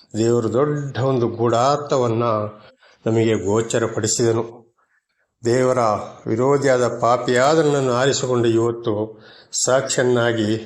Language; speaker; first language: Kannada; native; Kannada